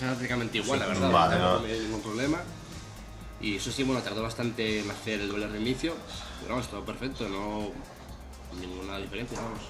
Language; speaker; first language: Spanish; native; Spanish